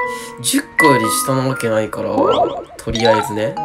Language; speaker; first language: Japanese; native; Japanese